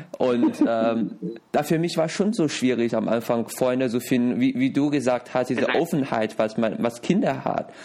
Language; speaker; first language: German; non-native, fluent; Chinese